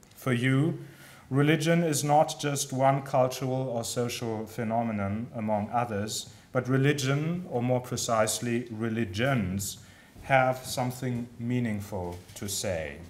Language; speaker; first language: English; non-native, fluent; German